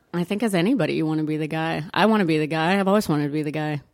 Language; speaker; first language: English; early bilingual, other home language; Italian